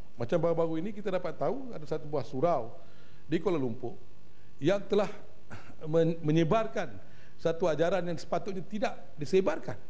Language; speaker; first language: Malay; native; Malay